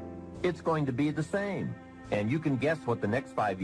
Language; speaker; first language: English; native; English